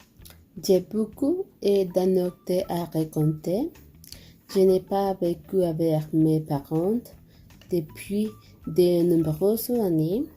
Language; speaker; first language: French; non-native, learner; Spanish